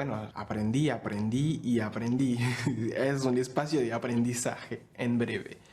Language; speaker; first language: Spanish; non-native, fluent; Haitian Creole